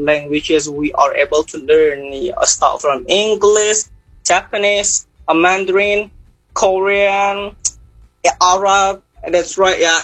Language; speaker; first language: English; non-native, fluent; Indonesian